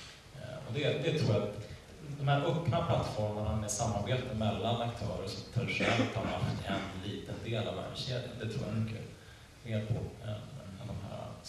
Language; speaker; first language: Swedish; native; Swedish